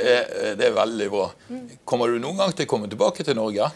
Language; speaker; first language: Norwegian; native; Norwegian